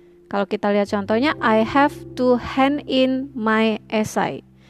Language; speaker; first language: English; non-native, fluent; Indonesian